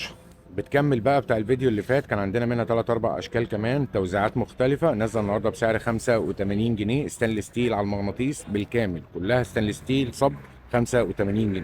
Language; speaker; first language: Arabic; native; Arabic